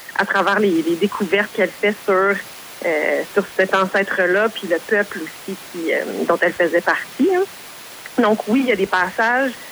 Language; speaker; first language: French; native; French